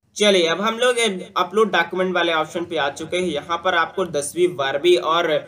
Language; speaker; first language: Hindi; native; Hindi